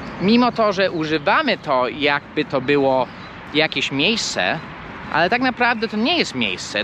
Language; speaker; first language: Polish; non-native, fluent; English